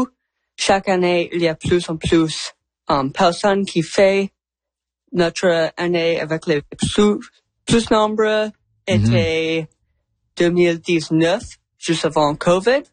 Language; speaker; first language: French; non-native, local second language; English